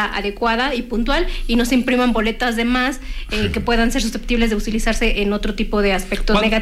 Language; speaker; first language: Spanish; native; Spanish